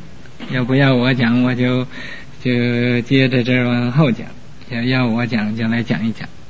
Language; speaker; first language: Chinese; native; Chinese